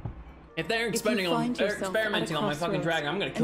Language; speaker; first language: English; native; English